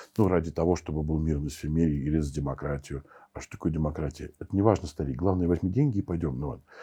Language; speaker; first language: Russian; native; Russian